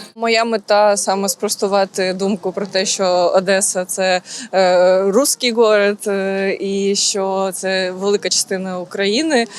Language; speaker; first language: Ukrainian; non-native, local second language; Russian